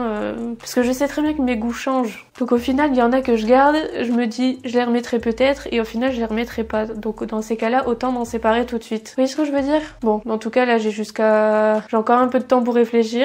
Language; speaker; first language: French; native; French